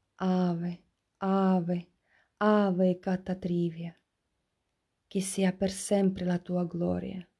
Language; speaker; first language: Italian; non-native, fluent; Russian